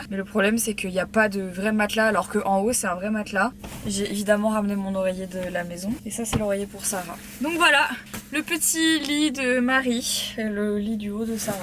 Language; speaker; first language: French; native; French